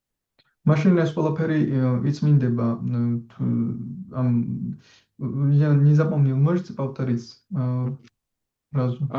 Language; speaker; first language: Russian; non-native, local second language; Georgian